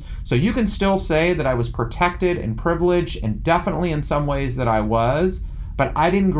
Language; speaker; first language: English; native; English